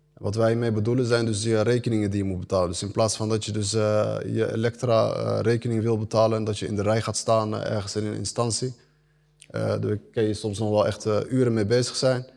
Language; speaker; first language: Dutch; early bilingual, other home language; Arabic